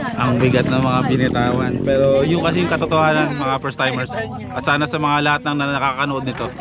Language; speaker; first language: Filipino; non-native, local second language; Aklanon